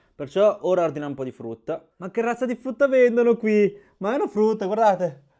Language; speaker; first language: Italian; early bilingual, other home language; Chinese